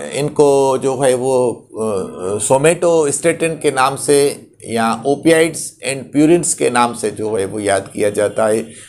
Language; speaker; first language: Urdu; non-native, local second language; Sindhi